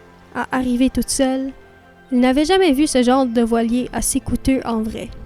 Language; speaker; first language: French; native; French